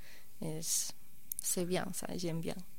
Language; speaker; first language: French; non-native, fluent; Spanish